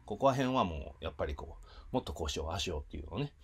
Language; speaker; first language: Japanese; native; Japanese